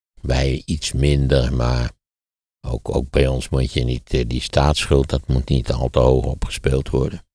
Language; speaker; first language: Dutch; native; Dutch